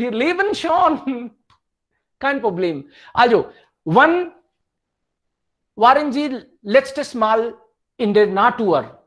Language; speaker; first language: German; non-native, fluent; Hindi